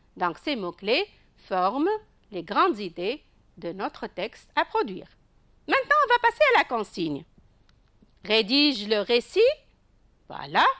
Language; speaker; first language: French; non-native, local second language; Arabic